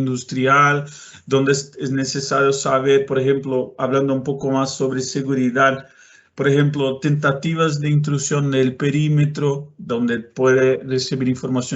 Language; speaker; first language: Spanish; non-native, fluent; Portuguese